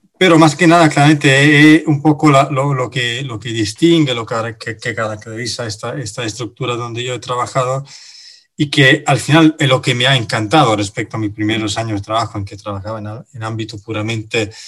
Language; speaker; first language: Spanish; non-native, fluent; Italian